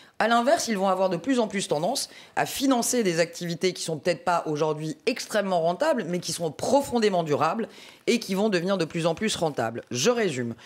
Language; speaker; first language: French; native; French